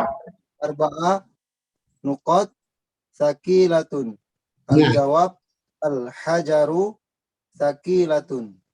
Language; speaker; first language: Arabic; non-native, learner; Indonesian